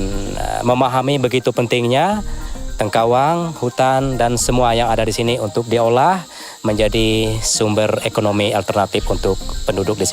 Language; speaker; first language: Indonesian; non-native, local second language; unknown